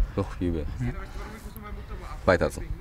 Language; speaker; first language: German; non-native, learner; Japanese